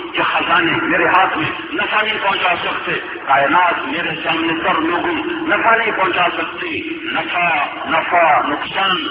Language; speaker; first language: Urdu; non-native, local second language; Punjabi